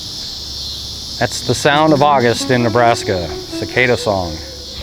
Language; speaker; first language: English; native; English